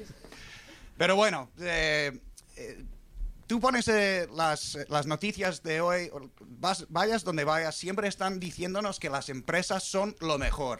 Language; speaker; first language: Spanish; non-native, fluent; English